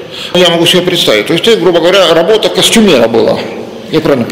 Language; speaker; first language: Russian; native; Russian